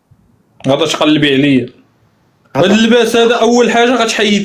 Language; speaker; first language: Arabic; native; Arabic